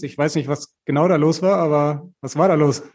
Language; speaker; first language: German; native; German